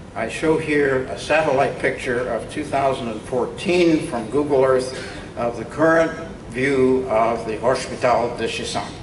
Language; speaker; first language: English; native; English